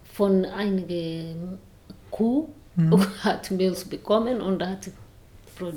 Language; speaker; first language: German; non-native, learner; Swahili